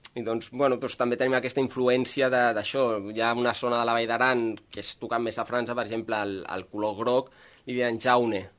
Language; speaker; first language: Catalan; non-native, local second language; Occitan